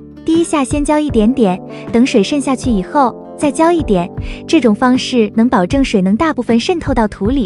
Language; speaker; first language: Chinese; native; Chinese